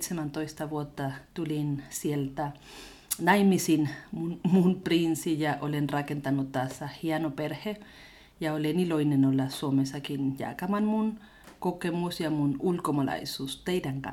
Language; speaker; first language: Finnish; non-native, learner; Spanish